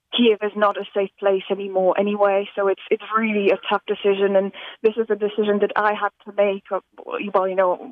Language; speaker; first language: English; non-native, fluent; Slovak